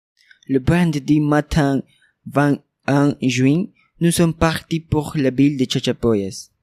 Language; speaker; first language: French; non-native, learner; Spanish